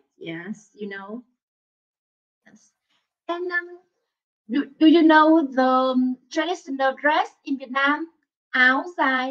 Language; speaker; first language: English; non-native, learner; Vietnamese